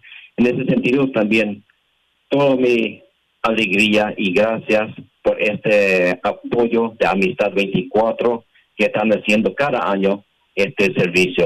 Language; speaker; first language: Spanish; non-native, local second language; Portuguese